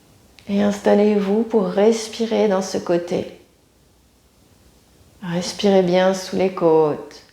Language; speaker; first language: French; native; French